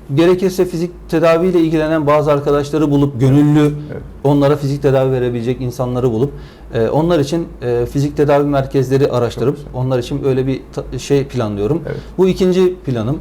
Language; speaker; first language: Turkish; native; Turkish